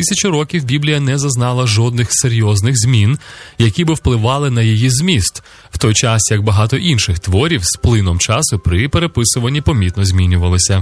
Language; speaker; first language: Ukrainian; native; Ukrainian